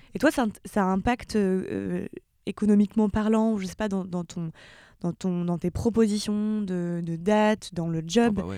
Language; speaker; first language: French; native; French